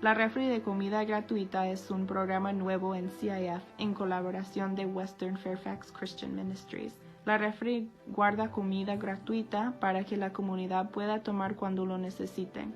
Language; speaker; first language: Spanish; non-native, fluent; English